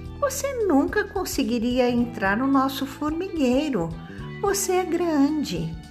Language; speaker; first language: Portuguese; native; Portuguese